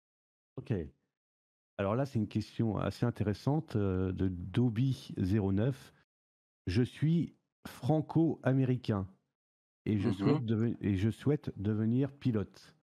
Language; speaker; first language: French; native; French